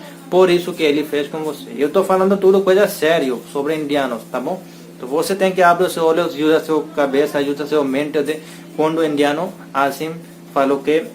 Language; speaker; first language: Portuguese; non-native, learner; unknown